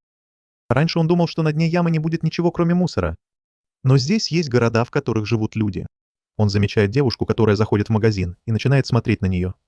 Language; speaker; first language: Russian; native; Russian